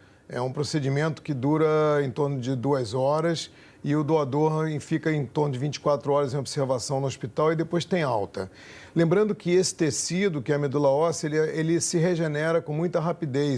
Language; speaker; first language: Portuguese; native; Portuguese